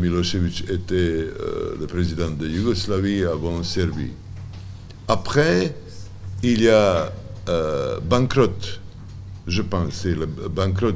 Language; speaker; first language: French; non-native, learner; Serbian